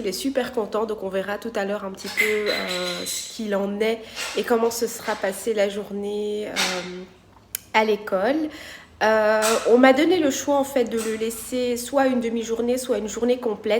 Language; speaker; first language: French; native; French